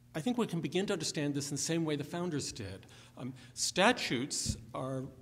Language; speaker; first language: English; native; English